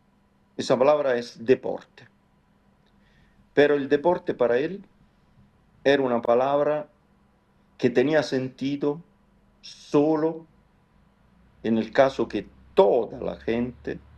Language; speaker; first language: Spanish; non-native, fluent; Italian